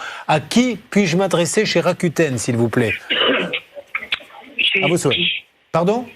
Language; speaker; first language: French; native; French